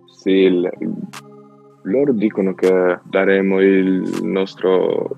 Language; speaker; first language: Italian; non-native, learner; Albanian